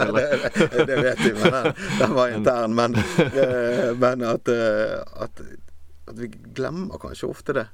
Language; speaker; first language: Norwegian; native; Norwegian